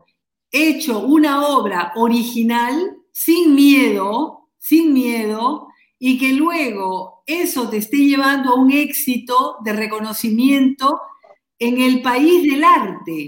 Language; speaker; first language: Spanish; native; Spanish